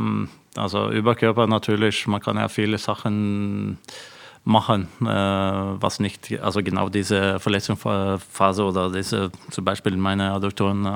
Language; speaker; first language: German; non-native, fluent; Norwegian